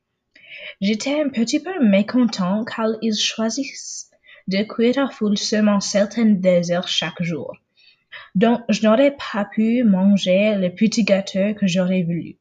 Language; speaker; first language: French; non-native, local second language; English